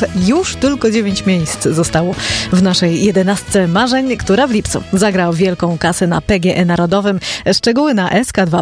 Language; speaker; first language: Polish; native; Polish